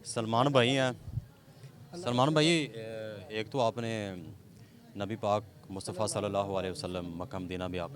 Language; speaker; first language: Hindi; non-native, local second language; Punjabi